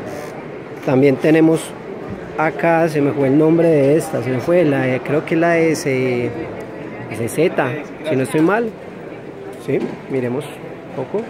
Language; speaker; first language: Spanish; native; Spanish